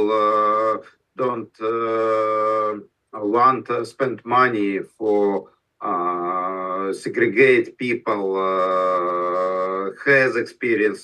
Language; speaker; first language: English; non-native, learner; Russian